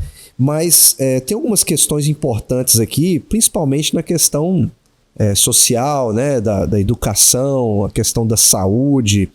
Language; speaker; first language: Portuguese; native; Portuguese